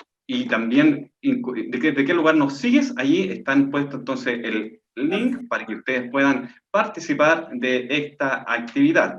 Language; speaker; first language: Spanish; native; Spanish